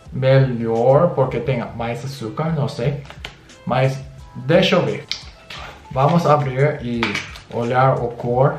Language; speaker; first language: Portuguese; non-native, learner; English